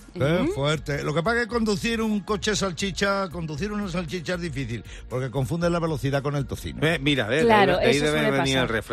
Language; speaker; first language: Spanish; native; Spanish